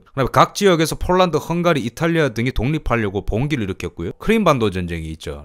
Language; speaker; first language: Korean; native; Korean